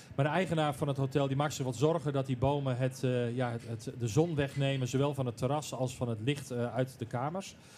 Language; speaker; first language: Dutch; native; Dutch